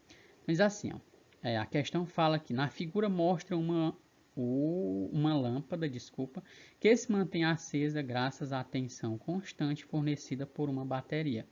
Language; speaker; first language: Portuguese; native; Portuguese